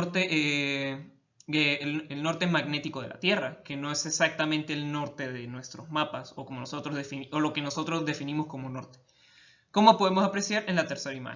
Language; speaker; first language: Spanish; native; Spanish